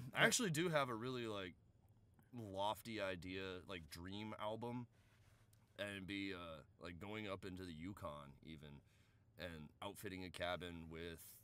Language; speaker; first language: English; native; English